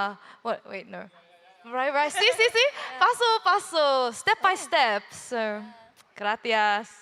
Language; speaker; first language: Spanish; non-native, learner; English